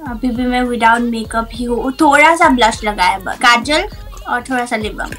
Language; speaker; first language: Hindi; non-native, local second language; Assamese